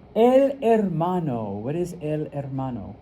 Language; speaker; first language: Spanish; non-native, fluent; English